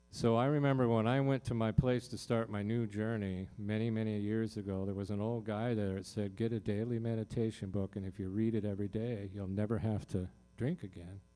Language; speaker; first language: English; native; English